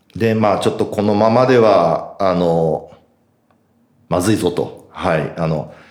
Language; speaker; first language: Japanese; native; Japanese